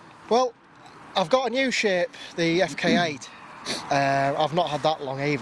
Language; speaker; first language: English; native; English